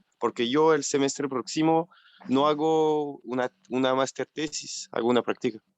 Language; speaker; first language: Spanish; non-native, fluent; French